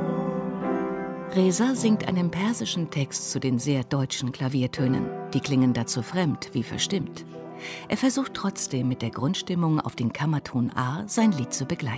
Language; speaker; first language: German; native; German